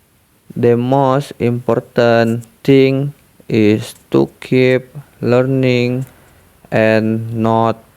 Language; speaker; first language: English; non-native, learner; Indonesian